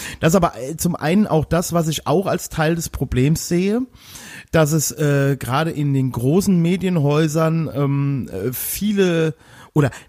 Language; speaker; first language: German; native; German